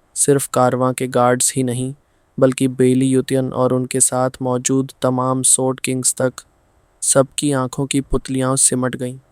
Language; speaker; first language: Hindi; non-native, fluent; Bangla